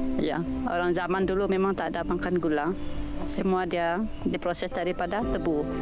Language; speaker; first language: Malay; non-native, local second language; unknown